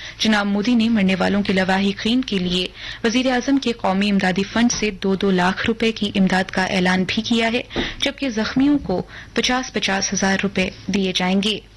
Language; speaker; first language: Urdu; non-native, local second language; Hindi